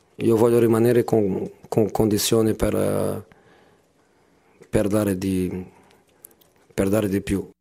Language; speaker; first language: Italian; non-native, fluent; Portuguese